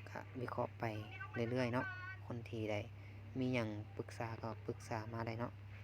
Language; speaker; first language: Thai; native; Thai